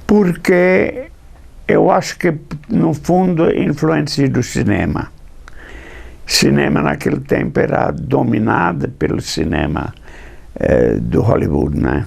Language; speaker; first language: Portuguese; non-native, fluent; English